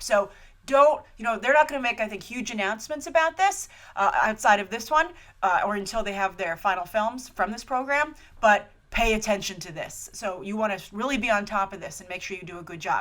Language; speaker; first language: English; native; English